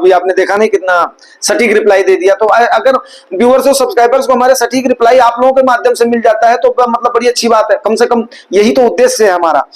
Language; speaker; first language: Hindi; non-native, local second language; Gujarati